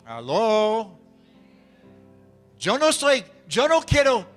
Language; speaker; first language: Spanish; non-native, fluent; English